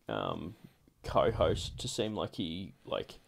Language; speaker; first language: English; native; English